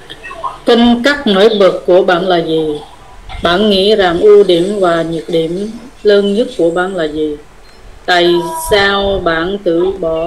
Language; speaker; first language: Vietnamese; non-native, learner; Khmer